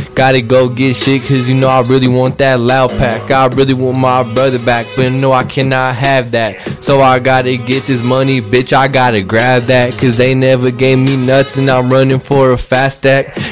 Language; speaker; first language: English; native; English